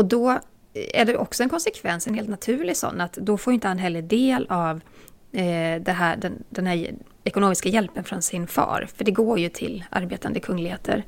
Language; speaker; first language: Swedish; native; Swedish